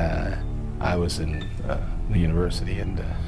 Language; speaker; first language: English; native; English